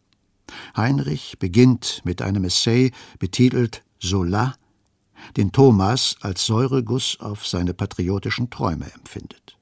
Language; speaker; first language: German; native; German